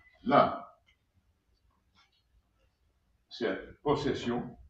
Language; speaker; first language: French; non-native, fluent; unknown